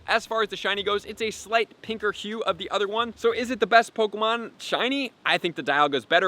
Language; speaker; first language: English; native; English